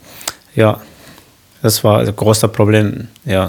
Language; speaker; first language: German; non-native, learner; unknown